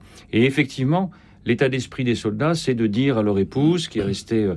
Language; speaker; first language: French; native; French